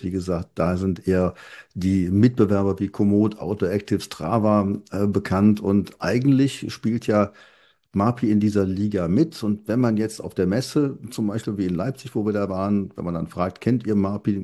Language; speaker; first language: German; native; German